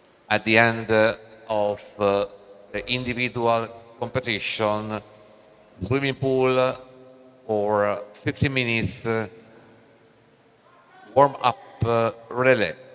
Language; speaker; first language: English; non-native, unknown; Italian